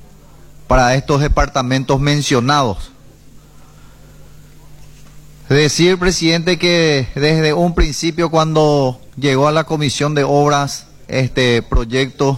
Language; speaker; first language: Spanish; native; Spanish